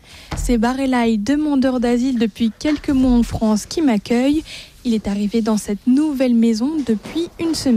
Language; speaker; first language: French; native; French